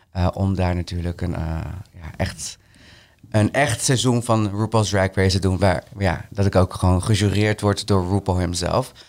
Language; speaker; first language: Dutch; early bilingual, other home language; Spanish